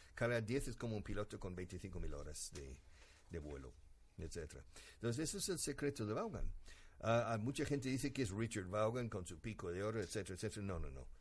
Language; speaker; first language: Spanish; non-native, fluent; English